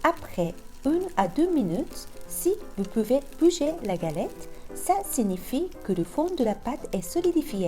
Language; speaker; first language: French; non-native, fluent; Japanese